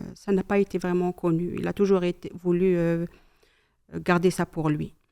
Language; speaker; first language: French; non-native, local second language; Kabyle